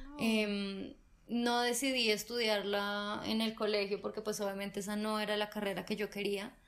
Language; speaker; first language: Spanish; native; Spanish